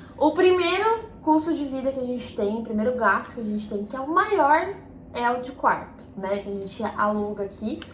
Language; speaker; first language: Portuguese; native; Portuguese